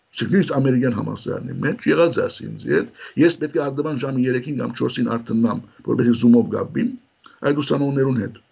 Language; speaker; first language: Armenian; early bilingual, heritage; Armenian